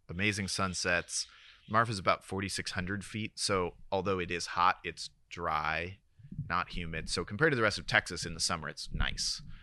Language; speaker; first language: English; native; English